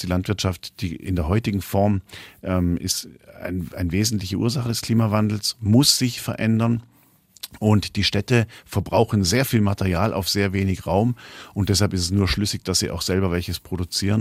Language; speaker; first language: German; native; German